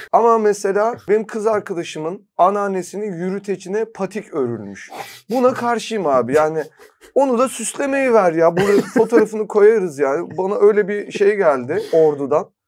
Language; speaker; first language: Turkish; native; Turkish